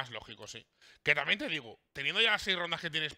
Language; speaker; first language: Spanish; native; Spanish